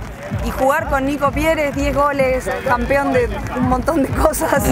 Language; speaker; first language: Spanish; native; Spanish